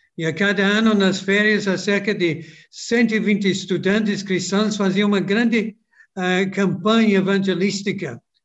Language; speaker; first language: Portuguese; non-native, fluent; English